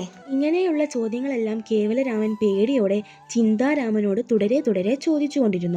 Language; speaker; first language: Malayalam; native; Malayalam